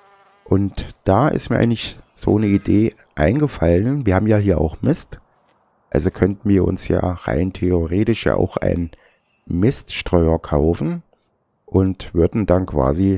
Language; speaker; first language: German; native; German